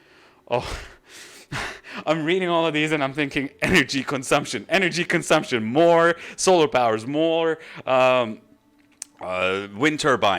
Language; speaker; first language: English; non-native, fluent; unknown